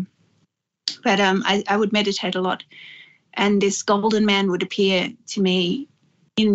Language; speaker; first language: English; native; English